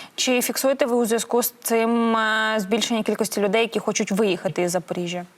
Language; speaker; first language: Ukrainian; native; Ukrainian